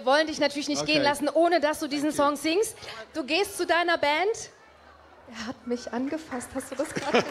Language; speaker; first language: German; native; German